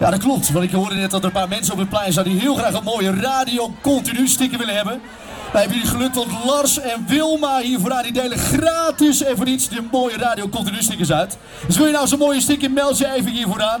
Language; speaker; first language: Dutch; native; Dutch